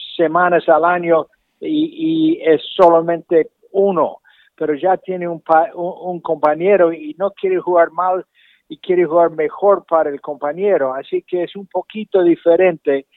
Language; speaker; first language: Spanish; native; Spanish